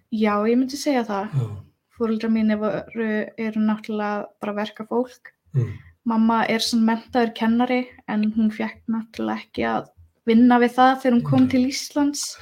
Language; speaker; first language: Icelandic; early bilingual, other home language; Spanish